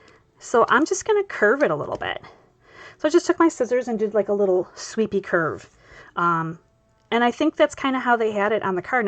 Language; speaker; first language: English; native; English